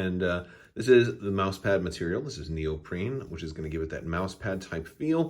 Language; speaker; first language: English; native; English